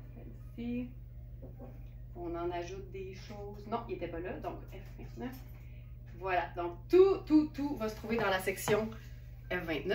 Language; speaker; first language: French; native; French